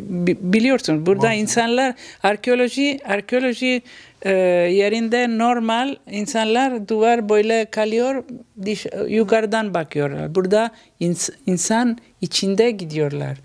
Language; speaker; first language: Turkish; non-native, learner; Italian